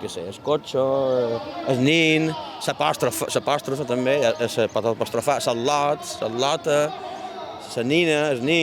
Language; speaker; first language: Catalan; native; Catalan